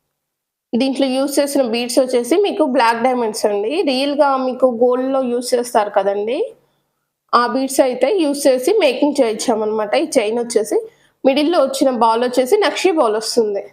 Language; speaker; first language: Telugu; native; Telugu